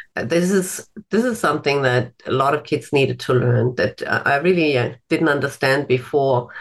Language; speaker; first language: English; non-native, fluent; German